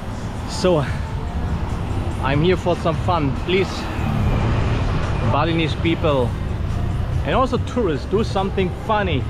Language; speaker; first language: English; non-native, fluent; German